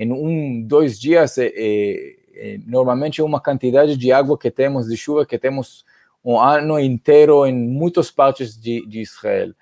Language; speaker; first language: Portuguese; non-native, fluent; Hebrew